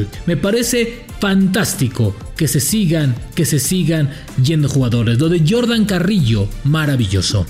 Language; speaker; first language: Spanish; native; Spanish